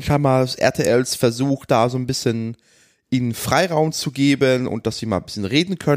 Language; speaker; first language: German; native; German